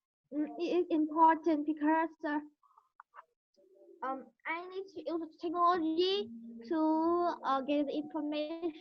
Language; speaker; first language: English; non-native, learner; Vietnamese